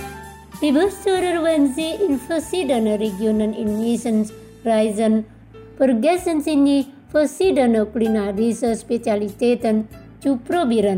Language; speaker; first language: German; non-native, fluent; Indonesian